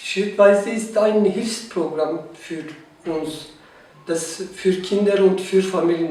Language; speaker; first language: German; non-native, learner; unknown